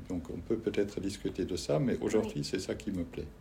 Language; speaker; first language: French; non-native, fluent; German